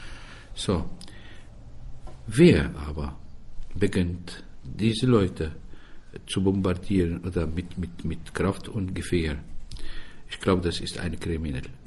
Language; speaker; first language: German; non-native, fluent; Arabic